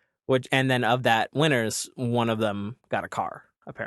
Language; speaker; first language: English; native; English